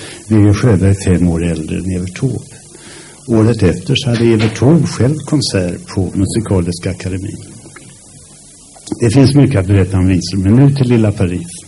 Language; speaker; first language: Swedish; native; Swedish